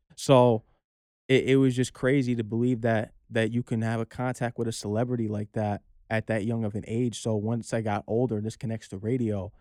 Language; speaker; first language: English; native; English